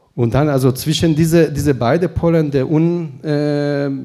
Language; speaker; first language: German; non-native, fluent; Hebrew